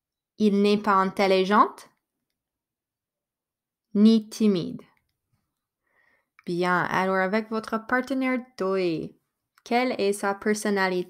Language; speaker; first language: French; non-native, fluent; English